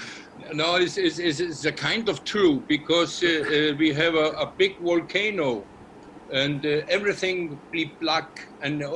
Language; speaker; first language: English; non-native, learner; Icelandic